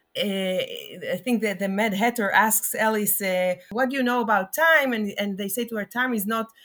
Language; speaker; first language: English; non-native, fluent; Hebrew